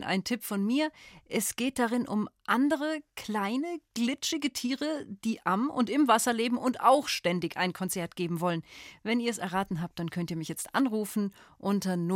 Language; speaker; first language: German; native; German